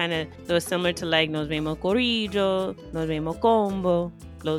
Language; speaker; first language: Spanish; non-native, fluent; English